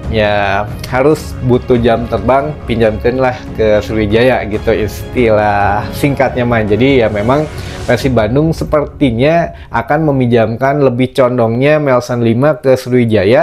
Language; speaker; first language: Indonesian; native; Indonesian